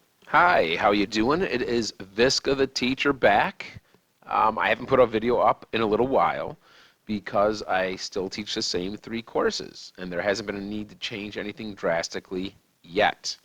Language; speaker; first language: English; native; English